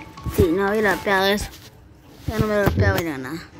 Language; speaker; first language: Spanish; native; Spanish